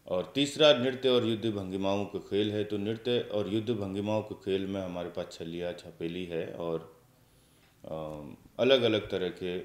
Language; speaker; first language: Hindi; native; Hindi